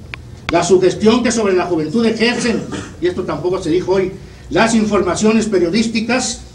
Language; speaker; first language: Spanish; native; Spanish